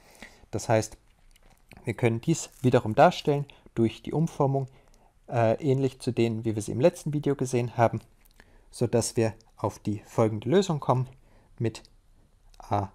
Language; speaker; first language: German; native; German